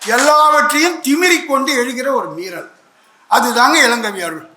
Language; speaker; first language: Tamil; native; Tamil